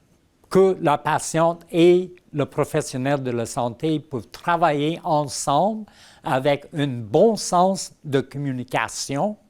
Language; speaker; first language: French; non-native, fluent; English